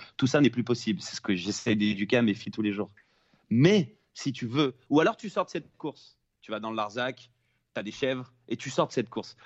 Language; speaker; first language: French; native; French